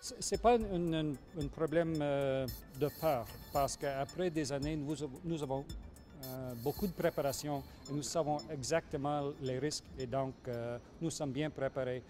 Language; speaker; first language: French; non-native, local second language; English